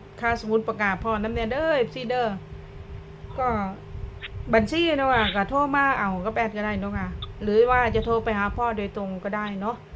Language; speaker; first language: Thai; non-native, local second language; Lao